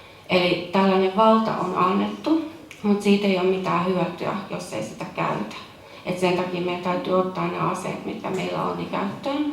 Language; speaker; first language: Finnish; native; Finnish